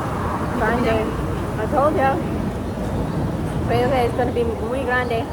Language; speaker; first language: Spanish; non-native, learner; Lao